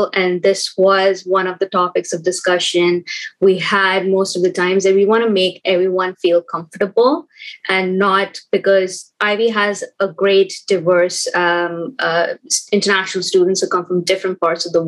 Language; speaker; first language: English; non-native, local second language; Hindi